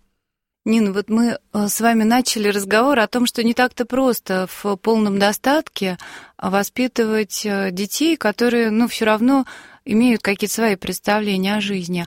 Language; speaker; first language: Russian; native; Russian